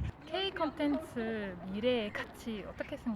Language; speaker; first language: Korean; non-native, fluent; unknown